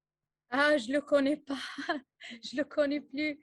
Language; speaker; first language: French; non-native, local second language; Arabic